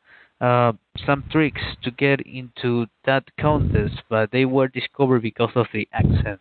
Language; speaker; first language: English; non-native, fluent; Spanish